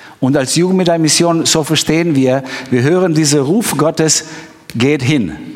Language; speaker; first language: German; non-native, fluent; Albanian